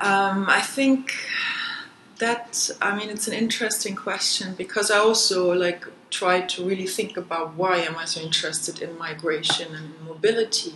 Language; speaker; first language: English; non-native, fluent; German